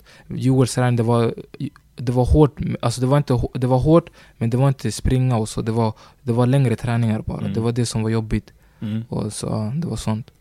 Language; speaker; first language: Swedish; early bilingual, other home language; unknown